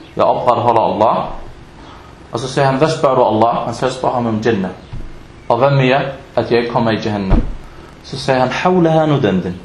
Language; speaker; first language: Danish; non-native, fluent; Arabic